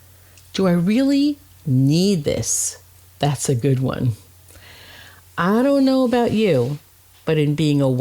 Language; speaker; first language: English; native; English